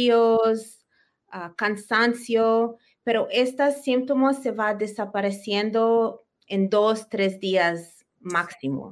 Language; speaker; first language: Spanish; early bilingual, heritage; Spanish